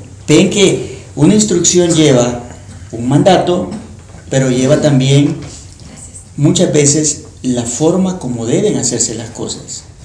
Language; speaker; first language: Spanish; native; Spanish